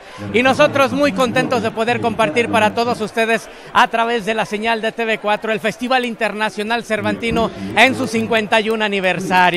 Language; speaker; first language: Spanish; native; Spanish